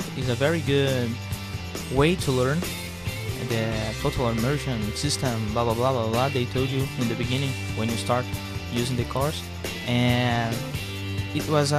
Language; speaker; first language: English; non-native, fluent; Portuguese